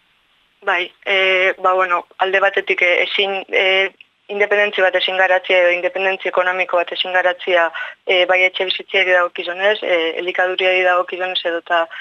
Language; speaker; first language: Basque; native; Basque